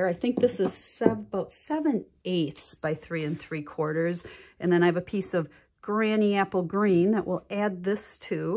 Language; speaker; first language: English; native; English